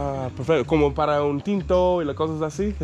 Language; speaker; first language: Spanish; non-native, learner; English